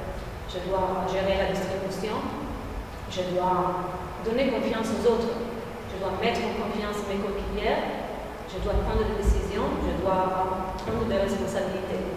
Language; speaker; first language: French; non-native, fluent; Italian